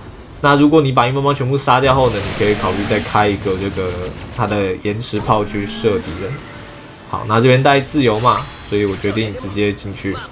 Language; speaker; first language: Chinese; native; Chinese